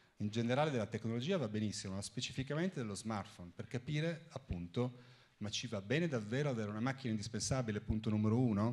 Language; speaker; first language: Italian; native; Italian